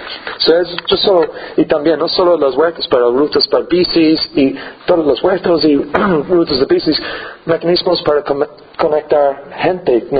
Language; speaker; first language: Spanish; non-native, learner; English